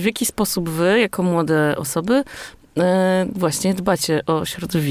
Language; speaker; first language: Polish; native; Polish